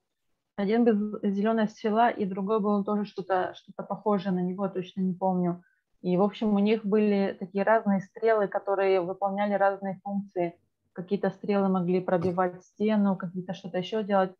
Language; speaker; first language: Russian; native; Russian